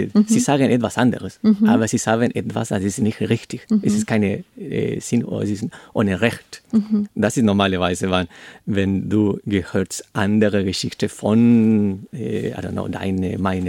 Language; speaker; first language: German; non-native, learner; Spanish